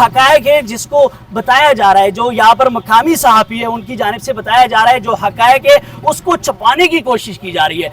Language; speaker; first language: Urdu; non-native, local second language; Pashto